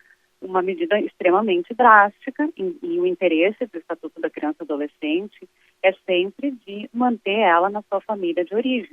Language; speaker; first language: Portuguese; native; Portuguese